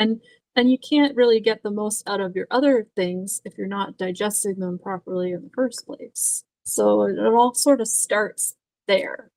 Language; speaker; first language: English; native; English